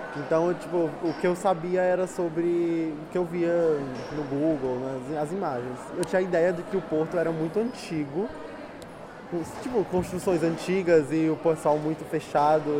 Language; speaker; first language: Portuguese; native; Portuguese